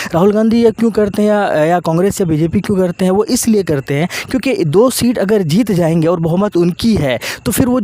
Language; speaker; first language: Hindi; native; Hindi